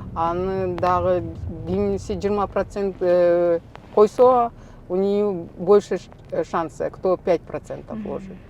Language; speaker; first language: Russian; non-native, local second language; Kyrgyz